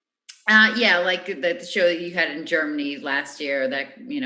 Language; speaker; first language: English; native; English